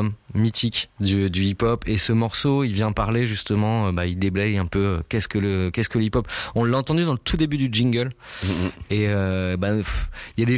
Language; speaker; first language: French; native; French